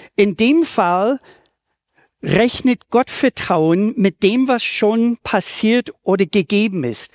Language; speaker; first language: German; non-native, fluent; English